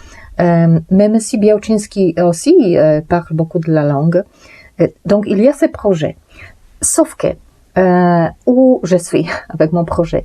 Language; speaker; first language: French; non-native, fluent; Polish